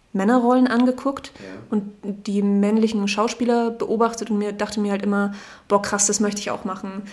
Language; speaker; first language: German; native; German